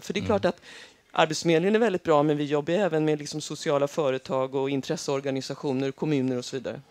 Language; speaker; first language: Swedish; native; Swedish